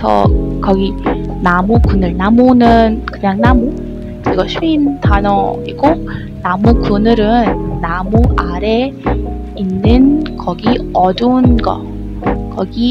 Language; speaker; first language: Korean; non-native, learner; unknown